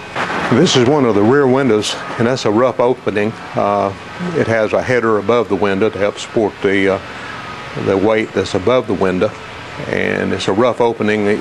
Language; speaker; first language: English; native; English